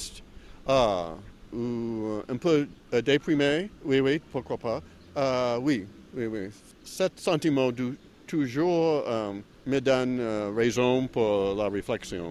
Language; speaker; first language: French; non-native, learner; English